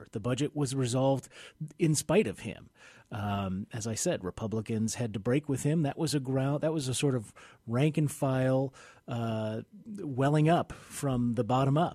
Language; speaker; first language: English; native; English